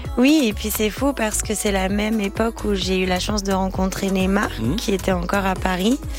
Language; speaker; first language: French; non-native, fluent; Portuguese